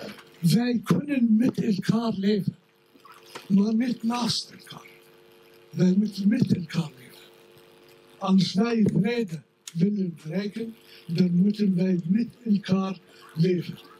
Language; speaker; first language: Dutch; non-native, fluent; Arabic